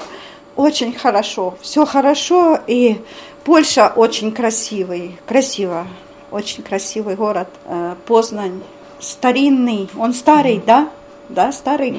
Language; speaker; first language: Russian; non-native, learner; Ukrainian